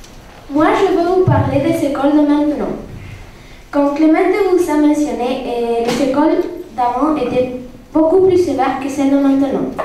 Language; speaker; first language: French; non-native, learner; Spanish